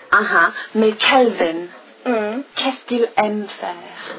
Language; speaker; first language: French; non-native, fluent; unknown